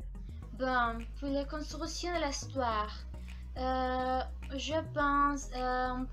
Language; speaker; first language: French; non-native, learner; Spanish